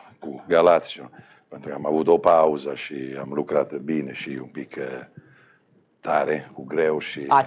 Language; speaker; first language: Romanian; non-native, fluent; Italian